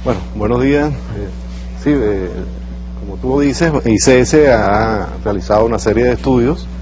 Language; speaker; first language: Spanish; native; Spanish